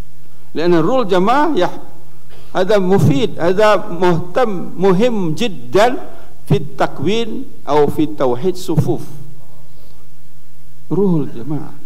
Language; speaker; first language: Arabic; non-native, fluent; Indonesian